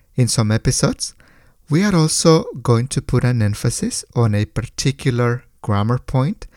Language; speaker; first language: English; non-native, fluent; Spanish